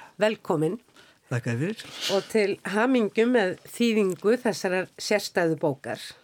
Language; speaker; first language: Icelandic; native; Icelandic